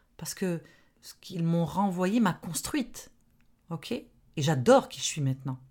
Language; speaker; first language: French; non-native, local second language; Arabic